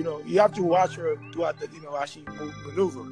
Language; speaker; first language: English; early bilingual, other home language; Haitian Creole